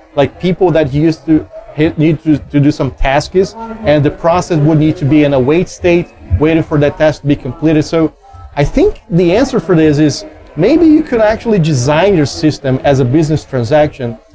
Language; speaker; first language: English; non-native, fluent; Portuguese